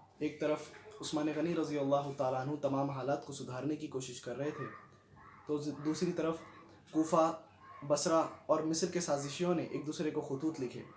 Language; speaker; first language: Urdu; native; Urdu